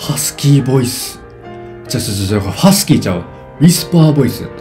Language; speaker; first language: Japanese; native; Japanese